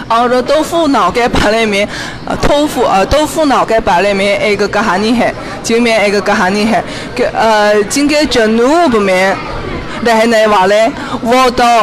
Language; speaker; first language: Hindi; non-native, fluent; Chinese